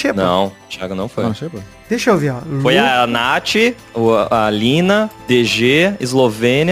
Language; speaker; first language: Portuguese; native; Portuguese